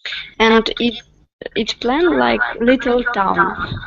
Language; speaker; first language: English; non-native, learner; Russian